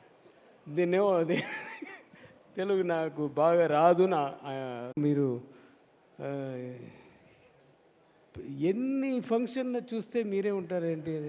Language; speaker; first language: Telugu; non-native, learner; Tamil